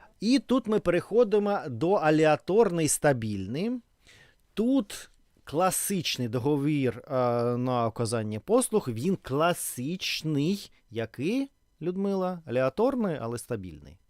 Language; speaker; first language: Ukrainian; non-native, learner; Russian